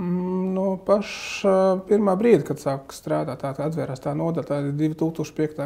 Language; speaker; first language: Latvian; non-native, fluent; Arabic